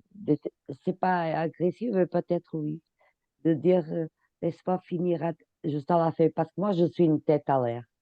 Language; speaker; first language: French; non-native, fluent; Portuguese